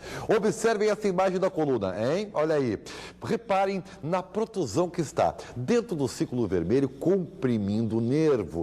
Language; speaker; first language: Portuguese; native; Portuguese